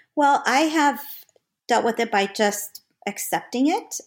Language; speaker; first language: English; native; English